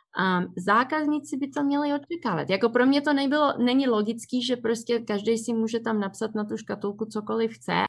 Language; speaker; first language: Czech; early bilingual, heritage; Czech